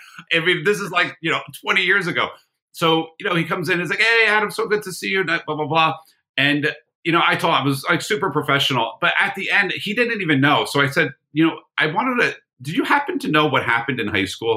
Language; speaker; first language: English; native; English